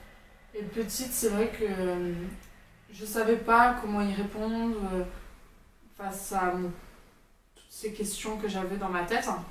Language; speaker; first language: French; early bilingual, heritage; French